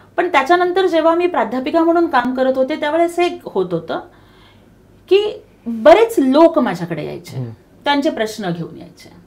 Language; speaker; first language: Marathi; non-native, local second language; Telugu